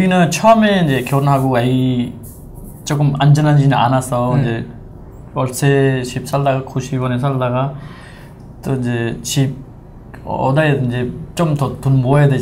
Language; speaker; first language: Korean; non-native, learner; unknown